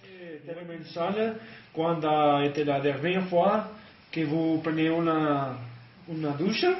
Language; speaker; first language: French; non-native, learner; Spanish